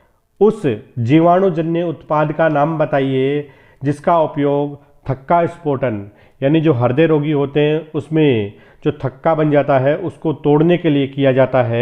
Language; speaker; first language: Hindi; native; Hindi